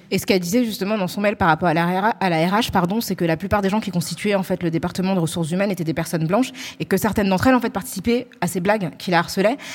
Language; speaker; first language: French; native; French